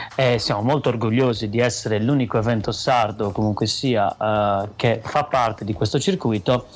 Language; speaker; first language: Italian; native; Italian